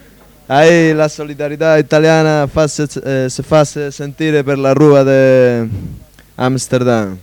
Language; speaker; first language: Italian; non-native, learner; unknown